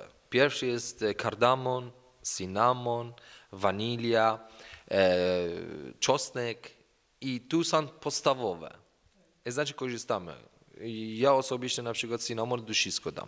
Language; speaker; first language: Polish; non-native, learner; Persian